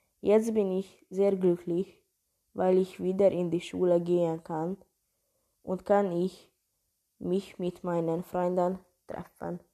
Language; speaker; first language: German; non-native, learner; Hungarian